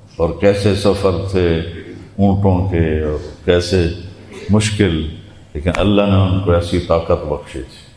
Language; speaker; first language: Urdu; non-native, local second language; Punjabi